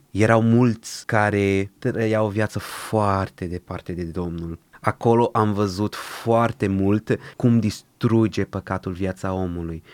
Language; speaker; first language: Romanian; early bilingual, other home language; Portuguese